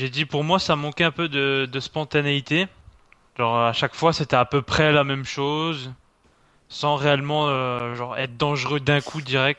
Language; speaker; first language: French; native; French